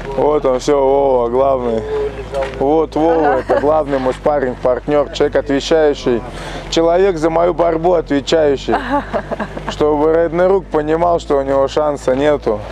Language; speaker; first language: Russian; native; Russian